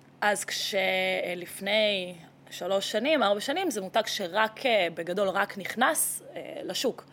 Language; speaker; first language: Hebrew; early bilingual, other home language; Russian